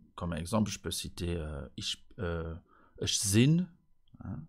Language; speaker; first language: French; non-native, fluent; Luxembourgish